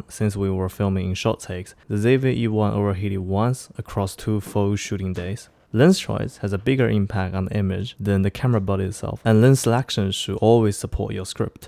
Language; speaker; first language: English; non-native, fluent; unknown